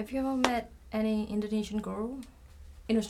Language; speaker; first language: English; non-native, learner; Indonesian